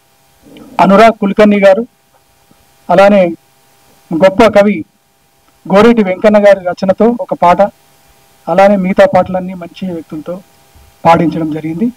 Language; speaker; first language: Telugu; native; Telugu